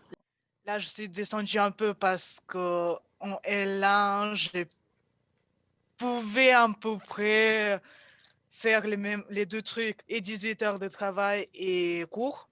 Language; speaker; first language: French; non-native, fluent; Russian